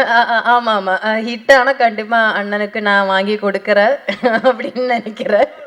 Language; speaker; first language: Tamil; non-native, fluent; Malayalam